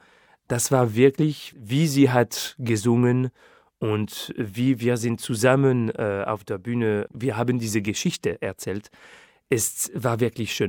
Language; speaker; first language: German; non-native, fluent; French